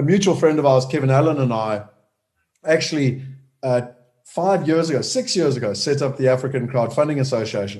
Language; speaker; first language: English; native; English